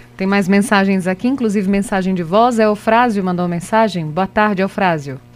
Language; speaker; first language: Portuguese; native; Portuguese